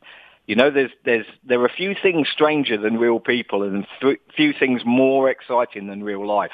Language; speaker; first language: English; native; English